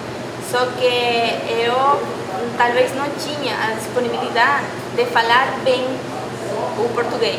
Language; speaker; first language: Portuguese; non-native, fluent; Spanish